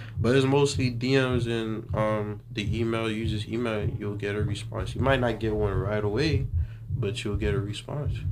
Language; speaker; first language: English; early bilingual, other home language; Haitian Creole